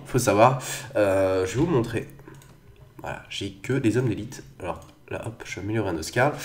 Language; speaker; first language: French; native; French